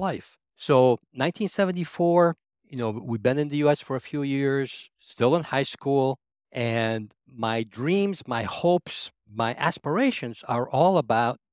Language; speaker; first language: English; early bilingual, other home language; Arabic